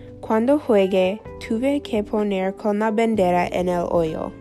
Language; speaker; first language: Spanish; non-native, learner; English